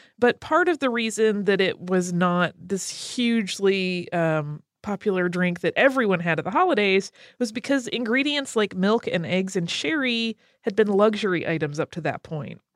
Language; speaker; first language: English; native; English